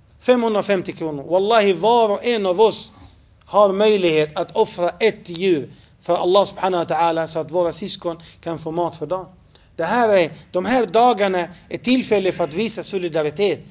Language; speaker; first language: Swedish; non-native, fluent; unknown